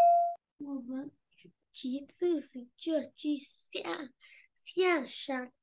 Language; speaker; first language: Chinese; non-native, learner; Vietnamese